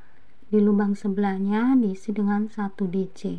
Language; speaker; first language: Indonesian; native; Indonesian